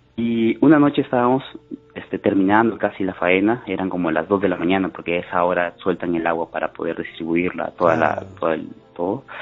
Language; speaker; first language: Spanish; native; Spanish